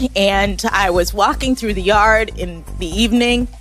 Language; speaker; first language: English; native; English